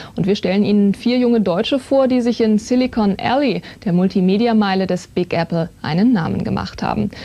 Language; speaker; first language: German; native; German